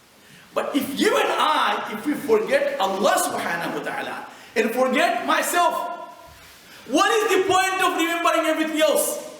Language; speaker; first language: English; non-native, fluent; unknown